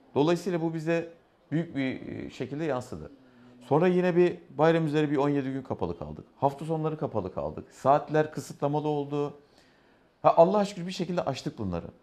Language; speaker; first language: Turkish; native; Turkish